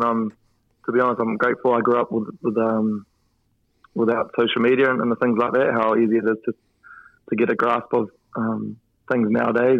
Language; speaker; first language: English; native; English